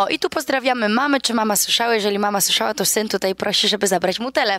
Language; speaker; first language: Polish; native; Polish